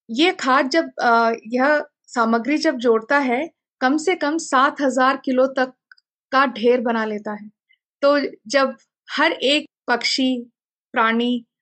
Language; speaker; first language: Hindi; non-native, local second language; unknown